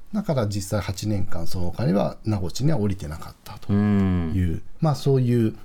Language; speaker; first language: Japanese; native; Japanese